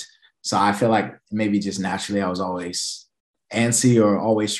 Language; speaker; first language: English; native; English